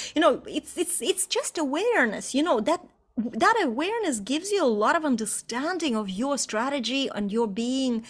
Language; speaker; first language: English; non-native, fluent; Estonian